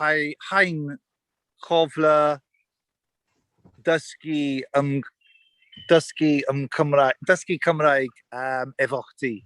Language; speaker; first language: Welsh; non-native, learner; English